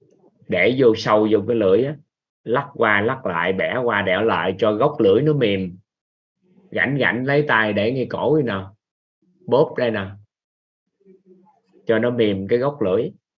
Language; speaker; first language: Vietnamese; native; Vietnamese